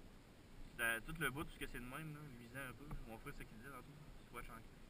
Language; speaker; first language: French; native; French